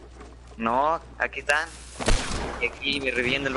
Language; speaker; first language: Spanish; early bilingual, heritage; Spanish